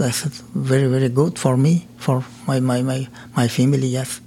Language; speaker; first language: English; non-native, learner; Persian